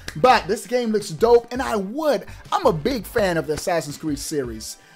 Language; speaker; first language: English; native; English